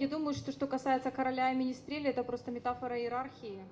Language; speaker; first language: Russian; native; Russian